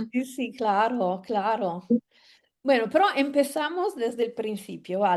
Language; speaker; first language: Spanish; non-native, fluent; Italian